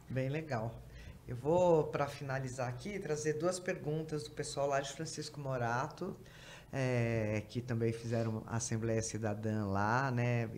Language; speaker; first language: Portuguese; native; Portuguese